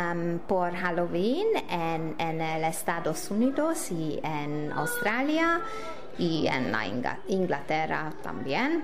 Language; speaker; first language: Spanish; non-native, learner; English